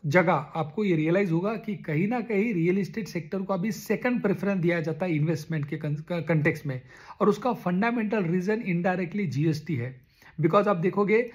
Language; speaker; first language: Hindi; non-native, local second language; Marathi